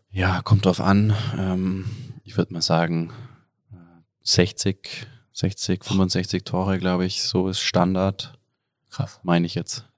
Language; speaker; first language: German; native; German